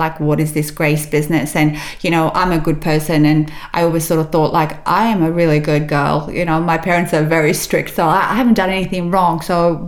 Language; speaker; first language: English; early bilingual, other home language; Macedonian